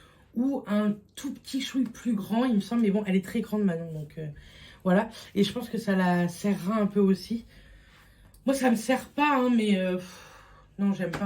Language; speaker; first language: French; native; French